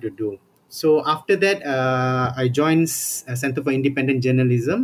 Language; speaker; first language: English; non-native, local second language; Tamil